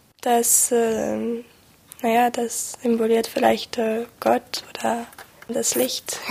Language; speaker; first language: German; non-native, fluent; French